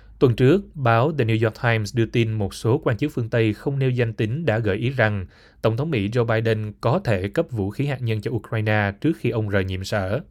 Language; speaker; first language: Vietnamese; native; Vietnamese